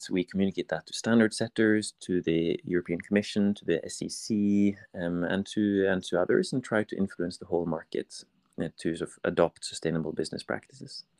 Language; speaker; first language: English; non-native, fluent; Norwegian